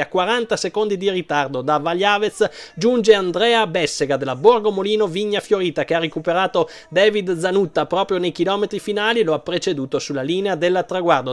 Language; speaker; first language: Italian; native; Italian